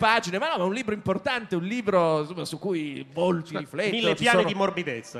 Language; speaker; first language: Italian; native; Italian